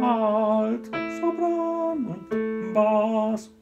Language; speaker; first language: German; non-native, fluent; Japanese